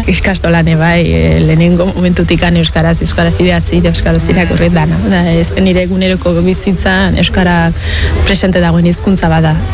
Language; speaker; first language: Basque; early bilingual, other home language; Sidamo